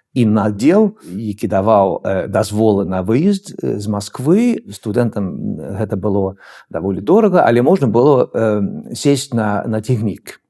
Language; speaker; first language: Belarusian; non-native, learner; Swedish